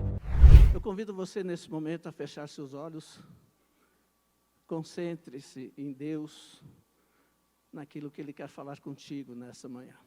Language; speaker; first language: Portuguese; native; Portuguese